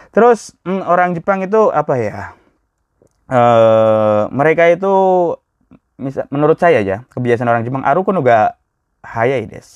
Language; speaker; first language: Indonesian; native; Indonesian